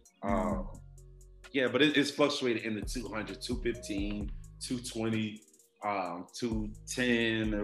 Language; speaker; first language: English; native; English